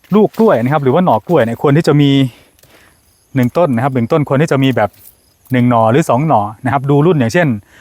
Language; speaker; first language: Thai; native; Thai